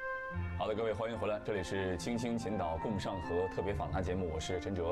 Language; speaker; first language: Chinese; native; Chinese